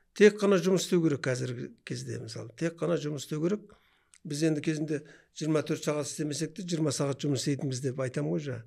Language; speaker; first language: Kazakh; native; Kazakh